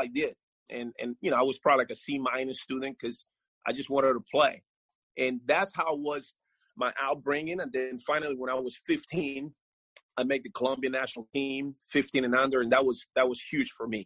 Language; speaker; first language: English; non-native, fluent; Spanish